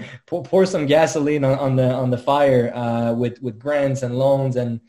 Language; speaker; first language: English; native; English